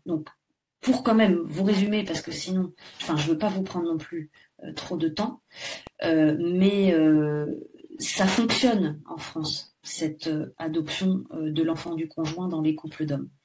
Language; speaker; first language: French; native; French